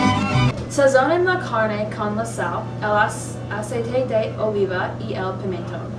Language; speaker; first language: Spanish; non-native, learner; English